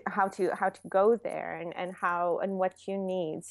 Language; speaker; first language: English; non-native, fluent; Hebrew